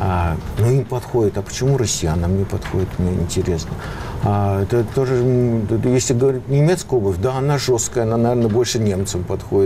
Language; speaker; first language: Russian; native; Russian